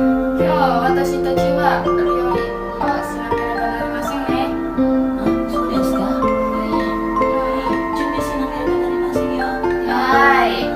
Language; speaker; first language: Japanese; non-native, learner; Indonesian